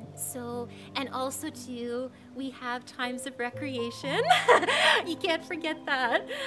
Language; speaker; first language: English; native; English